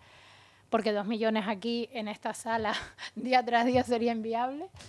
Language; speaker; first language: Spanish; native; Spanish